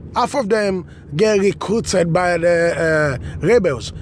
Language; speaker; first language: English; non-native, local second language; Krio